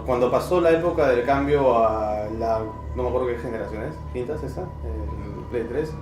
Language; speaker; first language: Spanish; native; Spanish